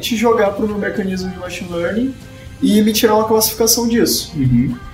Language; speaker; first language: Portuguese; native; Portuguese